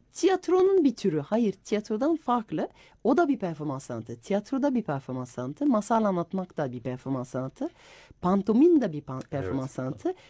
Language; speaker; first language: Turkish; non-native, fluent; French